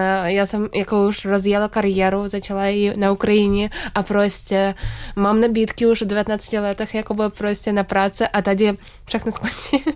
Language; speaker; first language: Czech; non-native, fluent; Ukrainian